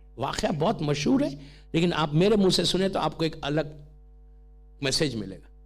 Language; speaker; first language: Urdu; native; Urdu